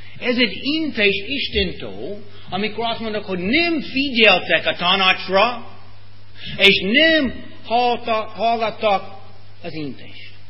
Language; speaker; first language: Hungarian; non-native, fluent; English